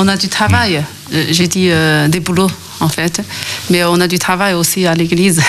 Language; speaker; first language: French; non-native, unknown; Chinese